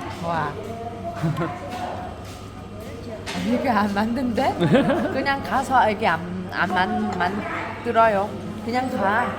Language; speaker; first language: Korean; non-native, learner; Vietnamese